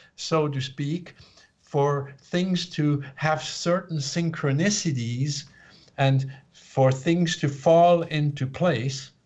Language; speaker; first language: English; non-native, fluent; Swiss German